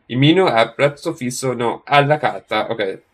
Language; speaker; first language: Italian; non-native, learner; English